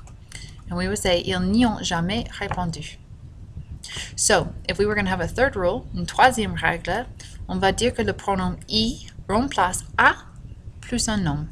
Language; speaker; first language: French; non-native, fluent; English